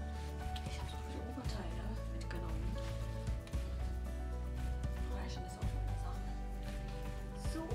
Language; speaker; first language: German; non-native, fluent; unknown